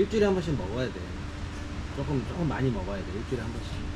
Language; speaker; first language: Korean; native; Korean